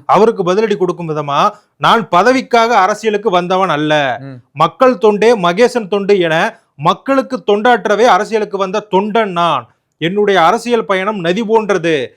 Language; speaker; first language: Tamil; native; Tamil